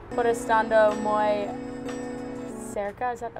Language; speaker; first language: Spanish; non-native, learner; English